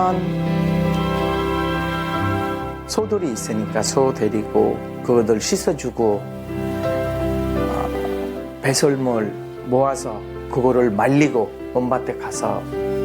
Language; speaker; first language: Korean; non-native, fluent; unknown